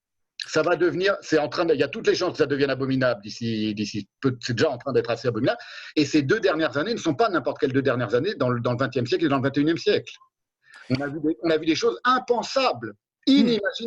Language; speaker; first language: French; native; French